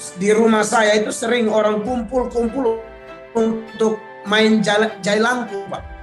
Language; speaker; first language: Indonesian; native; Indonesian